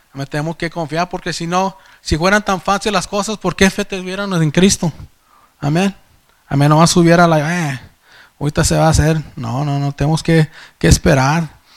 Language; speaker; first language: Spanish; early bilingual, heritage; Spanish